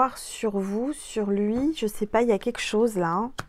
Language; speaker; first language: French; native; French